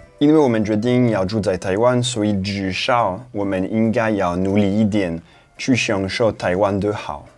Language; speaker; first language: Chinese; non-native, fluent; French